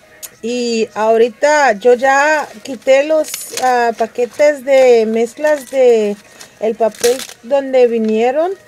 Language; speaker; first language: Spanish; early bilingual, heritage; Spanish